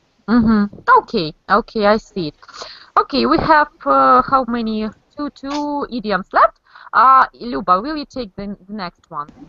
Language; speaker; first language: English; non-native, fluent; Russian